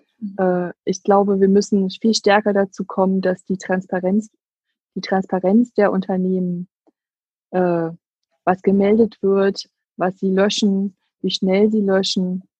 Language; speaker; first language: German; native; German